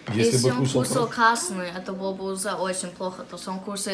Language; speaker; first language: Russian; early bilingual, heritage; Russian